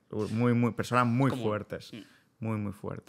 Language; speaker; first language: Spanish; native; Spanish